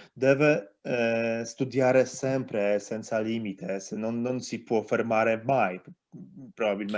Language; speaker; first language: Italian; non-native, learner; Polish